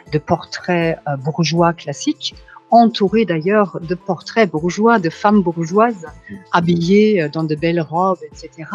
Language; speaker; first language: French; non-native, fluent; German